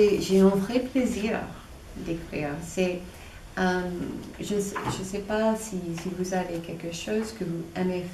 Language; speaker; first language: French; non-native, fluent; English